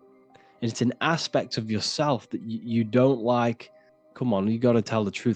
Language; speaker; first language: English; native; English